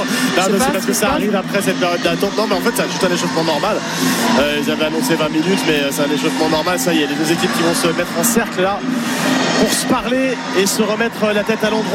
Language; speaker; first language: French; native; French